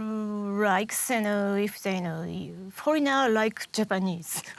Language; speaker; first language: English; non-native, learner; Japanese